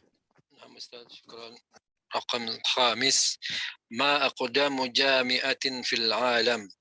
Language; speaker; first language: Arabic; non-native, learner; Indonesian